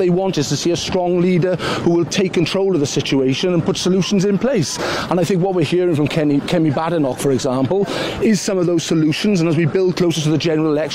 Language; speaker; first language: English; native; English